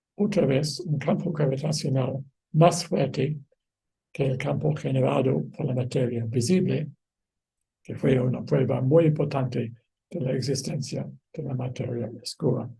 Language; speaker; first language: Spanish; non-native, fluent; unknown